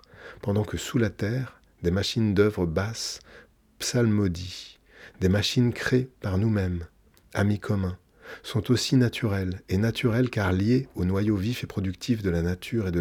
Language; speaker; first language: French; native; French